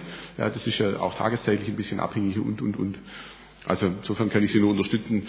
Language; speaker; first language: German; native; German